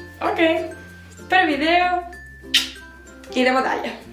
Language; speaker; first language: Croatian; early bilingual, heritage; Spanish